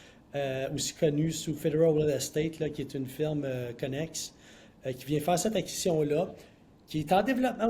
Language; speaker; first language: French; native; French